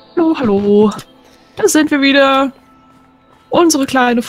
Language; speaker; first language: German; native; German